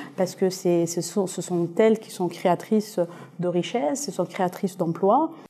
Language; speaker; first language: French; non-native, local second language; Arabic